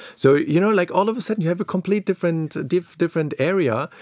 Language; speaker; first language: English; non-native, fluent; German